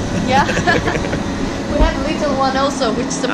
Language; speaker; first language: English; non-native, fluent; Armenian